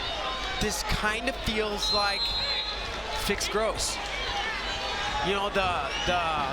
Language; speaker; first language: English; native; English